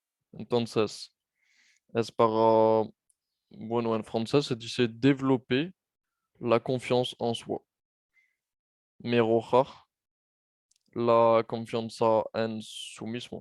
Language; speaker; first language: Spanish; non-native, fluent; French